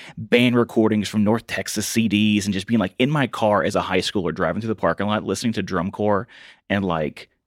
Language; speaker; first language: English; native; English